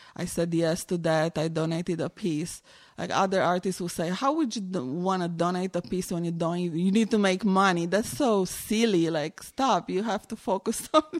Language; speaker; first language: English; non-native, fluent; Romanian